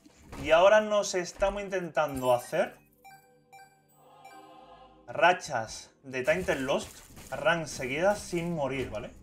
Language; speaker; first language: Spanish; native; Spanish